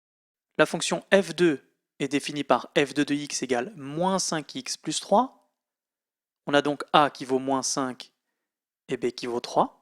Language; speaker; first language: French; native; French